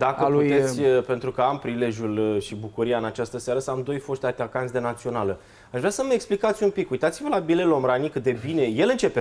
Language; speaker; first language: Romanian; native; Romanian